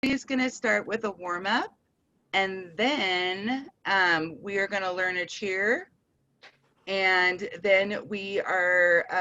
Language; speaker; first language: English; native; English